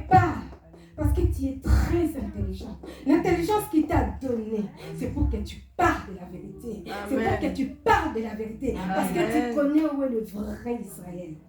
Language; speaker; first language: French; non-native, local second language; Lingala